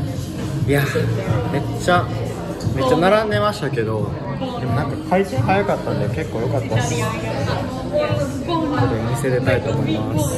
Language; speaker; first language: Japanese; native; Japanese